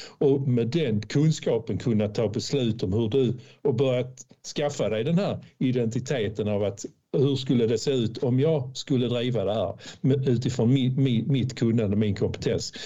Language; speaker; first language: Swedish; native; Swedish